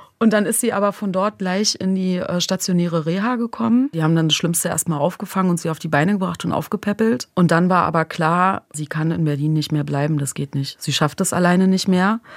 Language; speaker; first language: German; early bilingual, other home language; Croatian